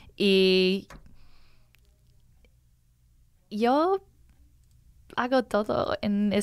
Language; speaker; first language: Spanish; non-native, learner; English